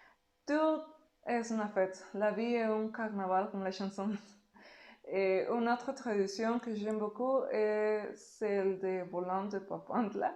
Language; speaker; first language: French; non-native, learner; Spanish